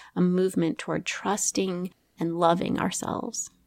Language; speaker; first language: English; native; English